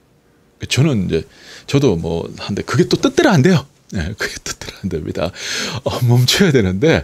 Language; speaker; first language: Korean; native; Korean